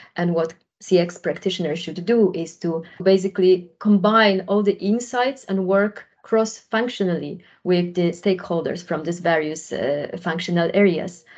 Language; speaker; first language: English; non-native, fluent; Polish